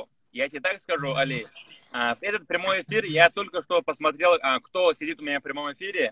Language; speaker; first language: Russian; native; Russian